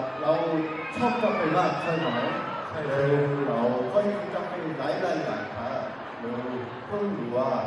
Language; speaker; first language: Thai; non-native, learner; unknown